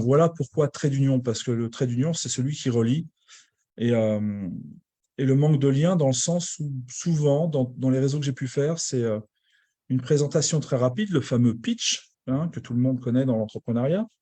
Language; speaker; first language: French; native; French